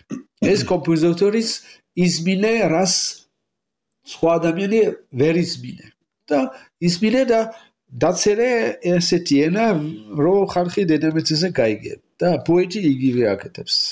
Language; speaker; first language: Georgian; non-native, learner; French